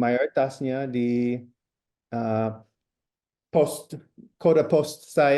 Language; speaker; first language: Indonesian; non-native, fluent; English